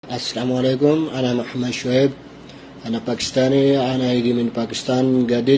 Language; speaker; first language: Arabic; non-native, learner; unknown